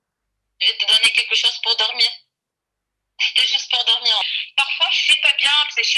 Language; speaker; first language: French; non-native, local second language; Arabic